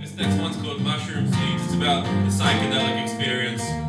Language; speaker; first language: English; native; English